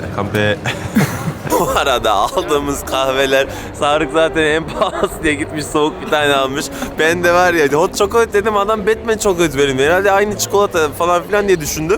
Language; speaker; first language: Turkish; native; Turkish